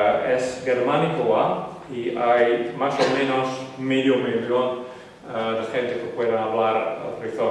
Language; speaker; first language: Spanish; non-native, learner; Western Frisian